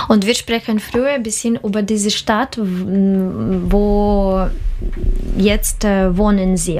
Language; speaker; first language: German; non-native, learner; Russian